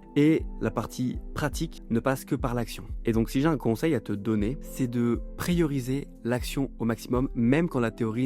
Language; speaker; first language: French; native; French